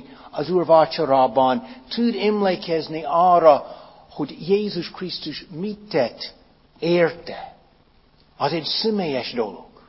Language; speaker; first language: Hungarian; non-native, fluent; English